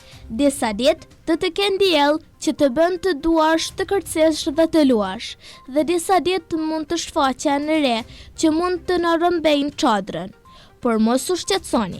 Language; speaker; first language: Albanian; native; Albanian